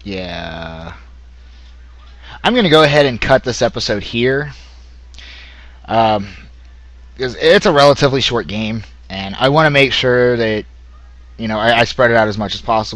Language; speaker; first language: English; native; English